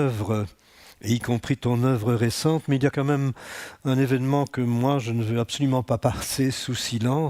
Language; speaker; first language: French; native; French